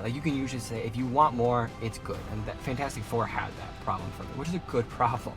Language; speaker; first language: English; native; English